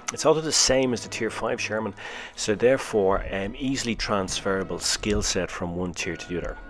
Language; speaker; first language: English; native; English